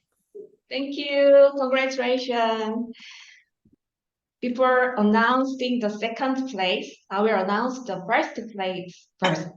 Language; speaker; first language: English; non-native, learner; Korean